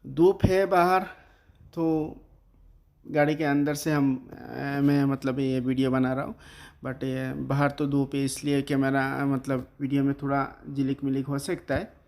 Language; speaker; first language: Hindi; non-native, local second language; Bangla